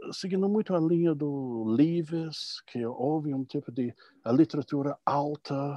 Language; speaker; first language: Portuguese; non-native, fluent; English